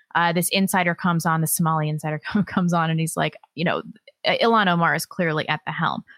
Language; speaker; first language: English; native; English